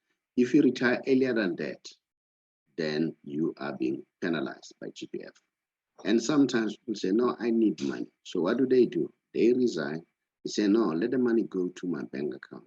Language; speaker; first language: English; non-native, local second language; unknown